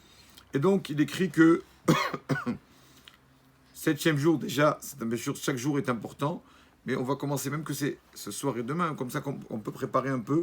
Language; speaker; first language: French; native; French